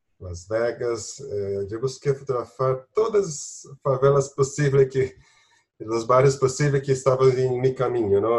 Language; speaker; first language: Spanish; non-native, learner; Portuguese